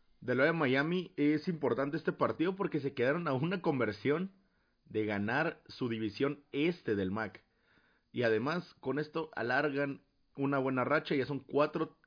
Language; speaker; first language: Spanish; native; Spanish